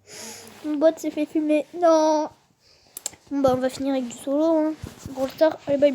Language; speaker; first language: French; native; French